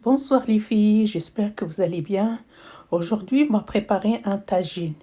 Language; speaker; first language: French; non-native, local second language; Arabic